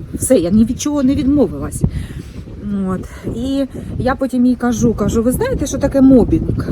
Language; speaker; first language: Ukrainian; non-native, local second language; Russian